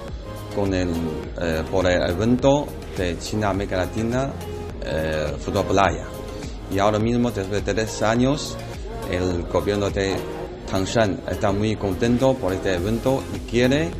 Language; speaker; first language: Spanish; non-native, fluent; Chinese